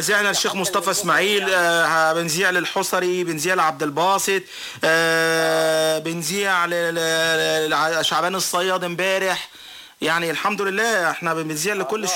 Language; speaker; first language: Arabic; native; Arabic